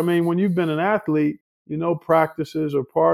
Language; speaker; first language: English; native; English